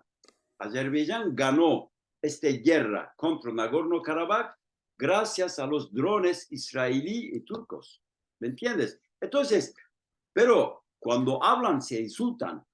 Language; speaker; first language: Spanish; non-native, fluent; Turkish